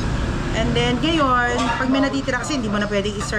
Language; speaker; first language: Filipino; native; Filipino